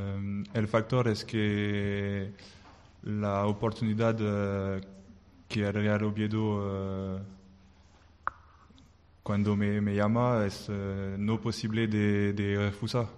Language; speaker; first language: Spanish; non-native, learner; French